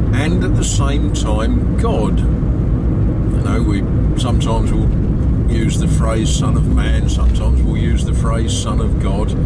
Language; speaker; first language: English; native; English